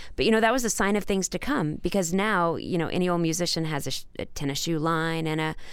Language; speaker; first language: English; native; English